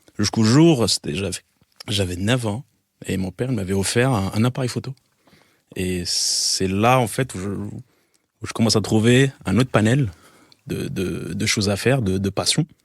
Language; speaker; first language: French; non-native, local second language; Arabic